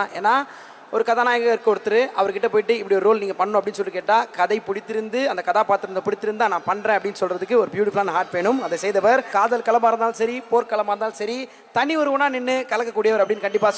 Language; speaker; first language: Tamil; native; Tamil